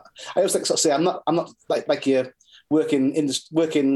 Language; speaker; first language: English; native; English